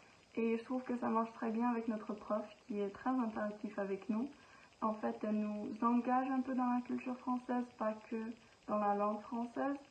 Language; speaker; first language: French; non-native, fluent; Slovenian